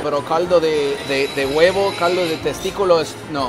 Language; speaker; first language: Spanish; non-native, fluent; English